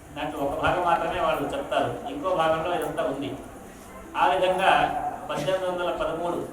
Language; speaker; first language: Telugu; non-native, local second language; Kannada